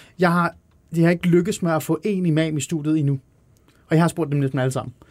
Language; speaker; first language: Danish; early bilingual, other home language; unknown